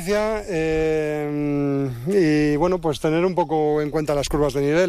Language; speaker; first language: Spanish; native; Spanish